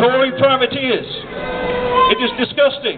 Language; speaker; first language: English; native; English